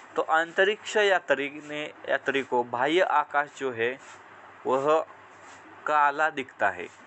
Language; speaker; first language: Hindi; non-native, local second language; Marathi